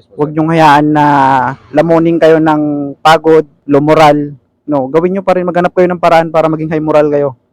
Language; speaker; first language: Filipino; non-native, local second language; Cebuano